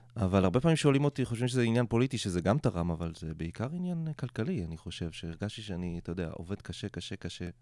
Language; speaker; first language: Hebrew; non-native, local second language; Arabic